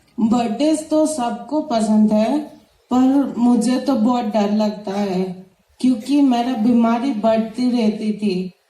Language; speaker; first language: Hindi; non-native, local second language; Telugu